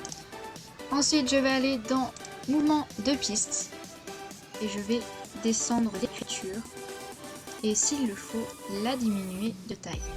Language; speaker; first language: French; native; French